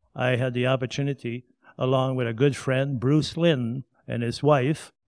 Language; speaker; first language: English; non-native, fluent; French